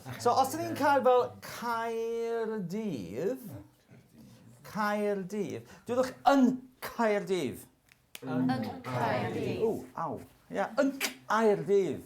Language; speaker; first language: Welsh; native; Welsh